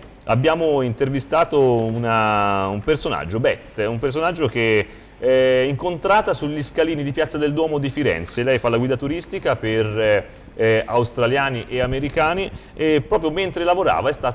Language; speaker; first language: Italian; native; Italian